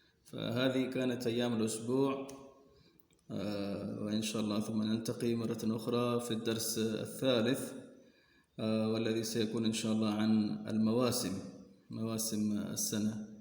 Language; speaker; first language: Arabic; non-native, fluent; Sindhi